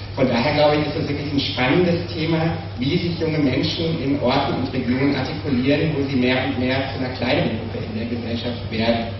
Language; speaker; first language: German; native; German